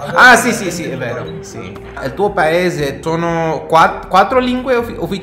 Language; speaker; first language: Italian; non-native, fluent; English